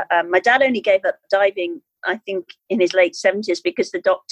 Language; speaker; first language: English; native; English